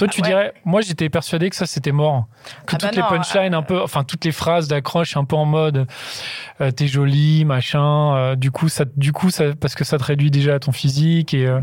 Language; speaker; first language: French; native; French